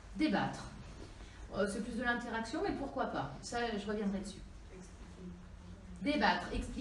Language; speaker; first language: French; native; French